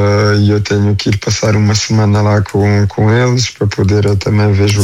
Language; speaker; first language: Portuguese; early bilingual, heritage; French